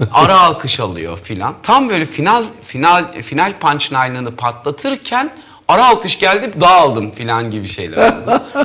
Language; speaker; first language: Turkish; native; Turkish